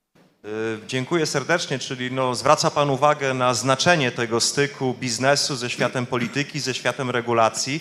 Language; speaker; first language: Polish; native; Polish